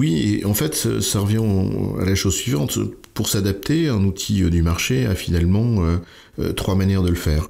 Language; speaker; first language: French; native; French